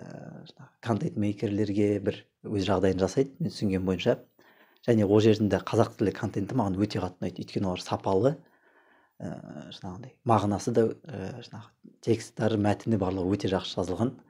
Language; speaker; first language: Kazakh; native; Kazakh